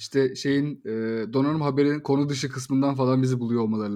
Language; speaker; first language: Turkish; native; Turkish